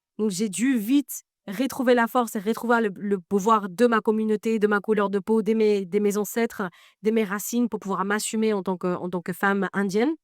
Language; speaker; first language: French; non-native, fluent; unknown